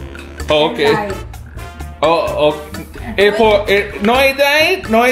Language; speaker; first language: Spanish; non-native, learner; English